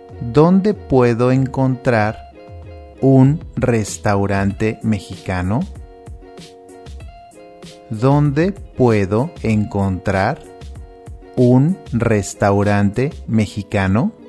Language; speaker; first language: Spanish; non-native, fluent; English